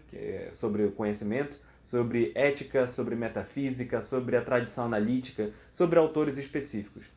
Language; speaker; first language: Portuguese; native; Portuguese